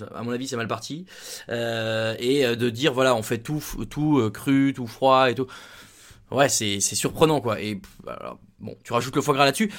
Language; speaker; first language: French; native; French